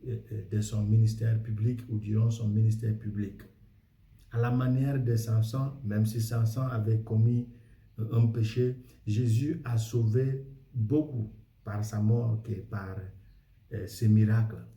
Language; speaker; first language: French; non-native, fluent; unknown